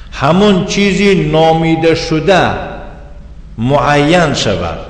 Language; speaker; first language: Persian; native; Persian